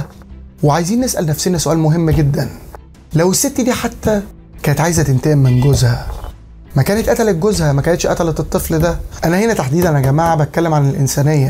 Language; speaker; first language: Arabic; native; Arabic